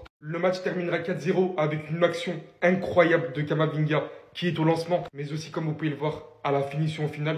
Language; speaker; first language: French; native; French